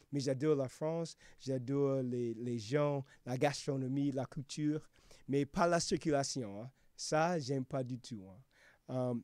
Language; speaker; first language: French; non-native, fluent; English